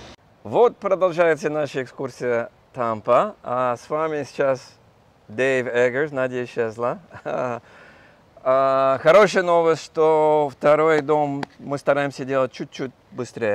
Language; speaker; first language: Russian; non-native, learner; English